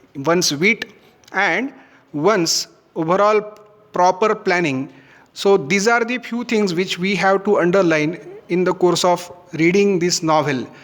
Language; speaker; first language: English; non-native, local second language; Marathi